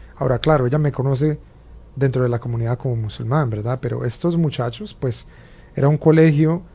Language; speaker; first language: Spanish; native; Spanish